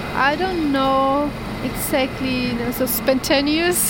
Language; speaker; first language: English; non-native, learner; Turkish